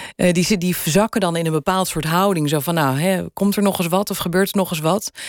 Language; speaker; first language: Dutch; native; Dutch